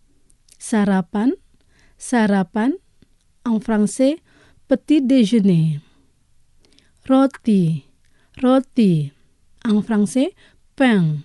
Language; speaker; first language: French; non-native, fluent; Indonesian